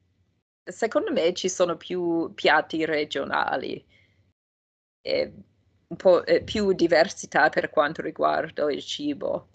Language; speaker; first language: Italian; non-native, fluent; English